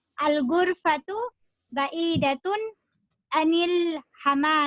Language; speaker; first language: Arabic; non-native, learner; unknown